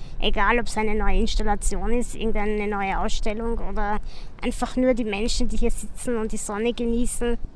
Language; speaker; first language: German; native; German